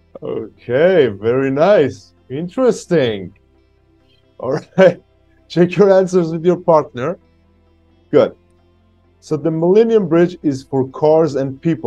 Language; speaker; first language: English; non-native, fluent; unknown